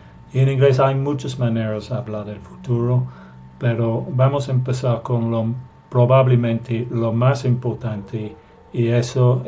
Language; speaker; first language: Spanish; non-native, fluent; English